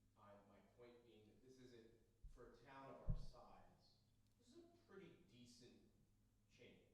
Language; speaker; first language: English; native; English